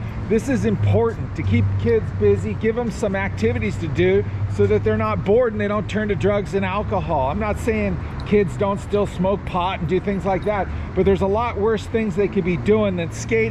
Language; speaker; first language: English; native; English